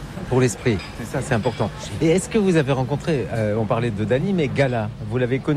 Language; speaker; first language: French; native; French